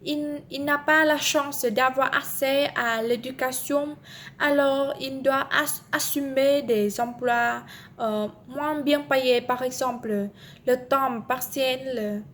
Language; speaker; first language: French; non-native, learner; Vietnamese